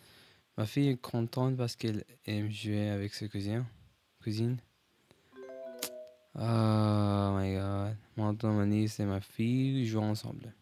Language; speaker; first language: French; non-native, learner; English